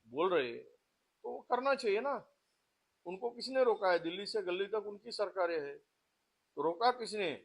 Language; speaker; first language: Hindi; non-native, local second language; Marathi